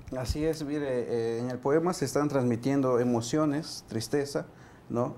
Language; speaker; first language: Spanish; non-native, local second language; Zapotec